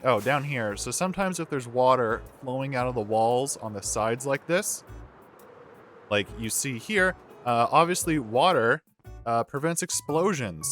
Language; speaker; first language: English; native; English